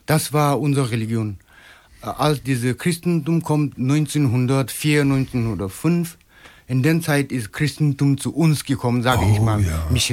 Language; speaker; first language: German; non-native, learner; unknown